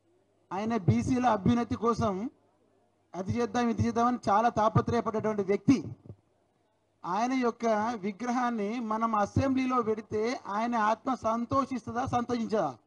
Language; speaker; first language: Telugu; native; Telugu